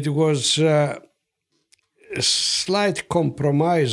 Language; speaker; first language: English; non-native, fluent; Greek